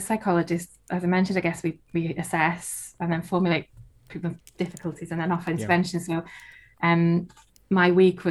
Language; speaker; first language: English; non-native, local second language; Welsh